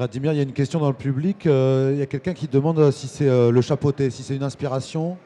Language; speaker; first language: French; native; French